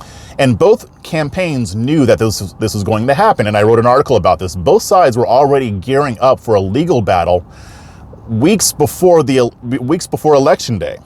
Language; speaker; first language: English; native; English